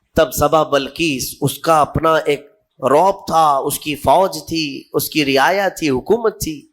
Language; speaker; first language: Urdu; native; Urdu